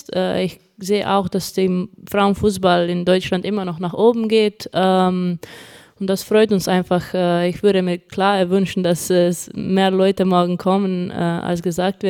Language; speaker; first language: German; non-native, fluent; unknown